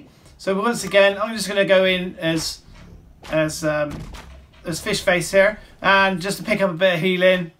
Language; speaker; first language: English; native; English